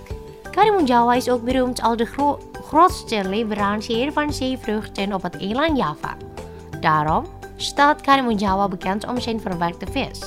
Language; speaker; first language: Dutch; non-native, fluent; Indonesian